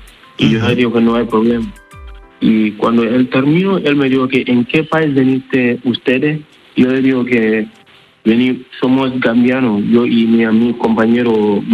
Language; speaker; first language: Spanish; non-native, learner; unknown